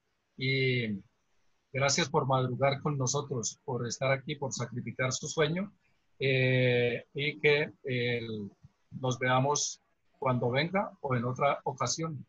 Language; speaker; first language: Spanish; native; Spanish